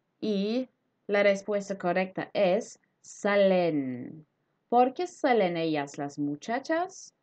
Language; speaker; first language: Spanish; non-native, fluent; Turkish